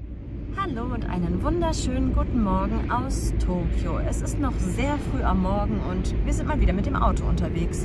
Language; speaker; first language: German; native; German